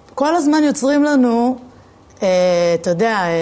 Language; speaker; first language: Hebrew; native; Hebrew